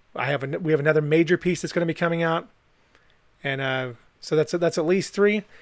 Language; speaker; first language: English; native; English